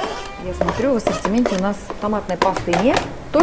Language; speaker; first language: Russian; native; Russian